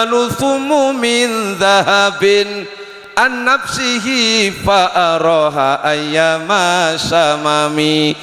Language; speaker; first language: Indonesian; non-native, local second language; Javanese